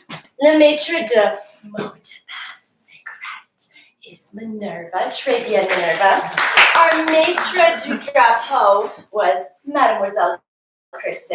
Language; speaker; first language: French; non-native, learner; English